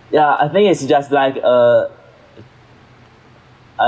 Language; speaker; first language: English; non-native, learner; Chinese